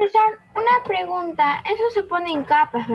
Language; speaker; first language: Spanish; native; Spanish